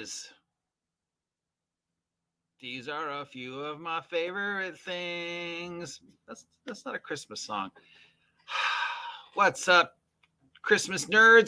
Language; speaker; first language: English; native; English